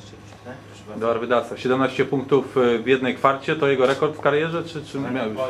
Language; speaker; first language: Polish; native; Polish